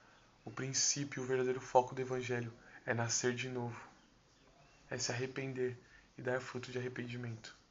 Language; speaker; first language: Portuguese; native; Portuguese